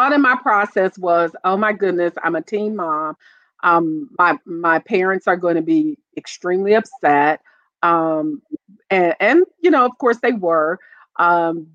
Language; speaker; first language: English; native; English